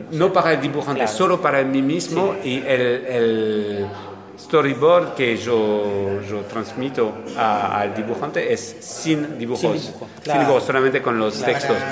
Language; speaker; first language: Spanish; non-native, learner; French